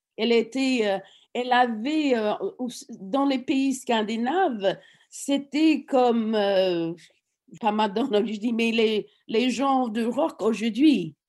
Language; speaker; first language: French; non-native, fluent; English